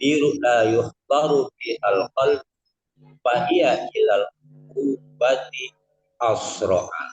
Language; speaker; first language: Arabic; non-native, learner; Indonesian